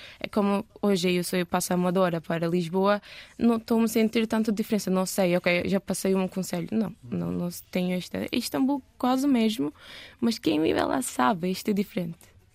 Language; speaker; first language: Portuguese; non-native, learner; Turkish